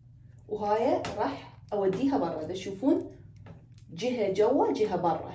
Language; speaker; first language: Arabic; native; Arabic